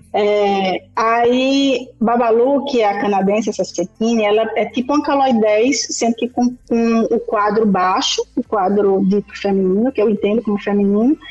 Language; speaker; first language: Portuguese; native; Portuguese